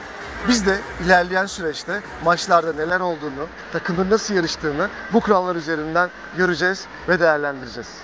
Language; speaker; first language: Turkish; native; Turkish